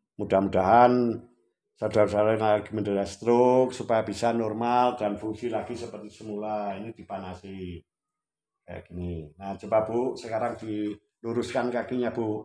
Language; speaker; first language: Indonesian; non-native, local second language; Javanese